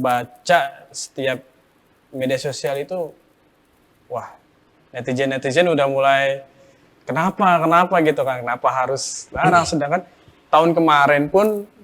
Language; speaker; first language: Indonesian; native; Indonesian